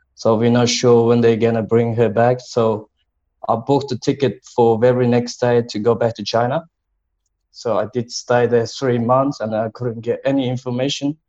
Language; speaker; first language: English; non-native, learner; Chinese